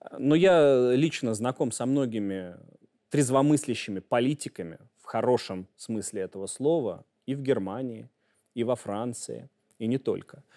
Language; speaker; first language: Russian; native; Russian